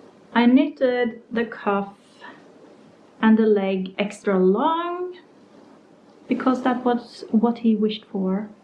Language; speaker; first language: English; non-native, fluent; Norwegian